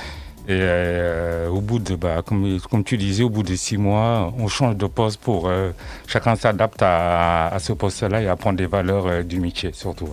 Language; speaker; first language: French; native; French